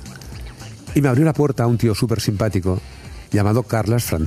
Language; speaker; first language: Spanish; native; Spanish